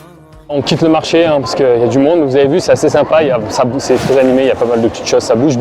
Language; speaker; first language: French; native; French